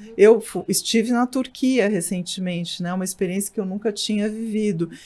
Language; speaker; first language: Portuguese; native; Portuguese